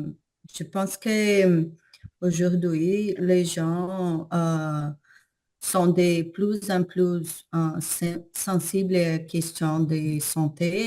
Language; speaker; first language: French; non-native, learner; Portuguese